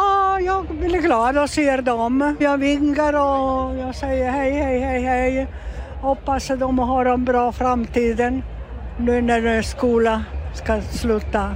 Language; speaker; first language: Swedish; non-native, fluent; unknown